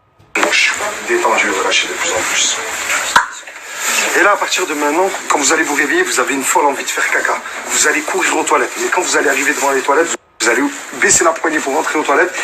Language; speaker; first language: French; native; French